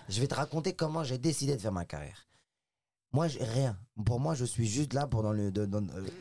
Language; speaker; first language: French; non-native, local second language; Arabic